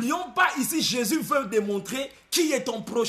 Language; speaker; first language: French; non-native, local second language; Lingala